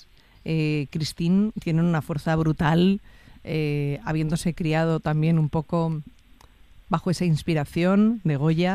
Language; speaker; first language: Spanish; native; Spanish